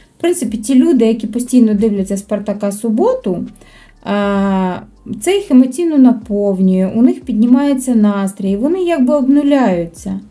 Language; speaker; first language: Ukrainian; non-native, local second language; Russian